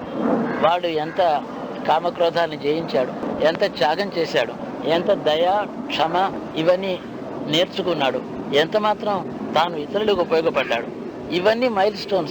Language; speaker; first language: Telugu; native; Telugu